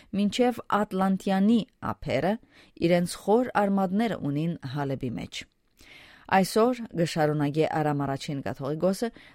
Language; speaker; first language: Armenian; early bilingual, heritage; Armenian